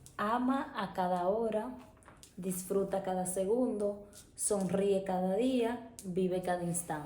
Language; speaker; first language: Spanish; native; Spanish